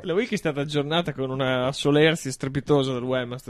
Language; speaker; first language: Italian; native; Italian